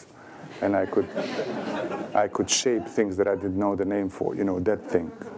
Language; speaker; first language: English; non-native, fluent; Bosnian